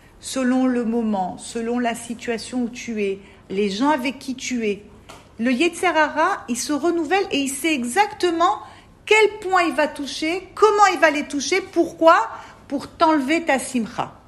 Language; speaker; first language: French; native; French